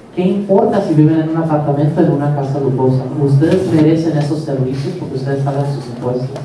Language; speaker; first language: Spanish; early bilingual, heritage; Spanish